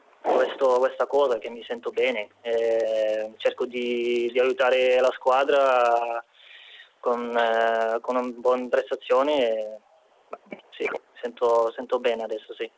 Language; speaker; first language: Italian; non-native, fluent; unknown